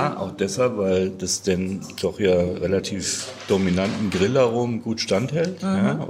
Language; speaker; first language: German; native; German